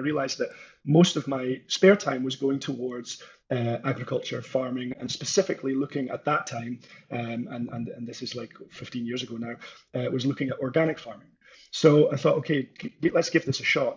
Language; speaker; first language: English; native; English